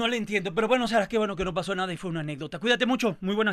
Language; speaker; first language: Spanish; native; Spanish